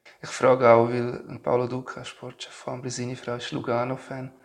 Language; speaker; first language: German; native; German